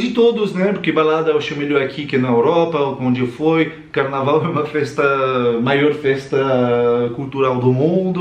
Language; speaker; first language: Portuguese; non-native, fluent; French